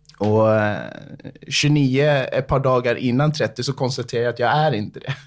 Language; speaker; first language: Swedish; early bilingual, other home language; English